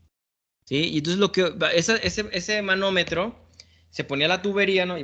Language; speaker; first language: Spanish; native; Spanish